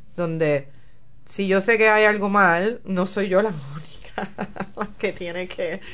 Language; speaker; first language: Spanish; native; Spanish